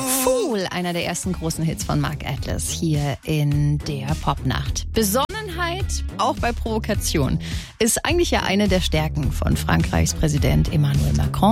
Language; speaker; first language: German; native; German